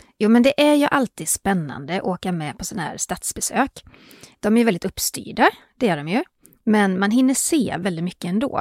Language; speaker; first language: Swedish; native; Swedish